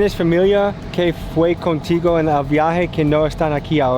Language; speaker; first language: Spanish; non-native, learner; English